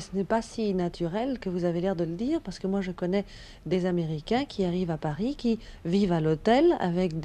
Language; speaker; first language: French; native; French